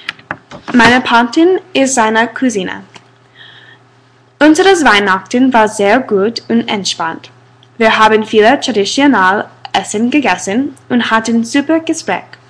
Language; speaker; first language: German; non-native, learner; English